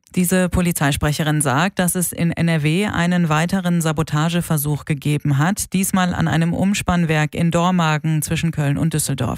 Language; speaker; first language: German; native; German